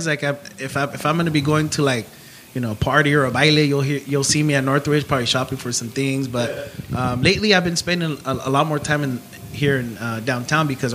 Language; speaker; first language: English; native; English